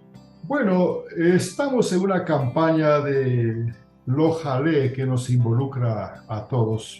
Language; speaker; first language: Spanish; native; Spanish